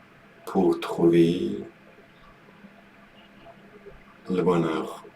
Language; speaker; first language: French; non-native, learner; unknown